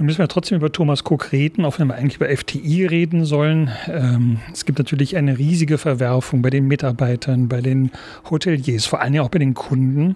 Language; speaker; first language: German; native; German